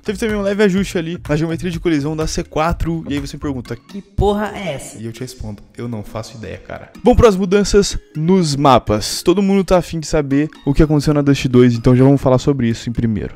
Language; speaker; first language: Portuguese; native; Portuguese